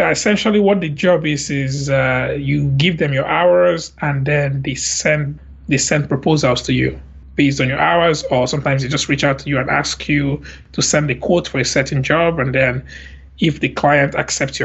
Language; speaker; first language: English; non-native, local second language; Igbo